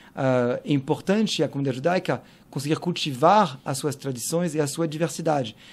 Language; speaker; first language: Portuguese; non-native, fluent; French